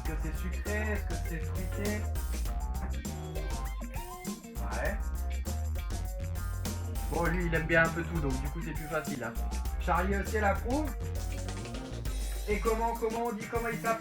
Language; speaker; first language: French; native; French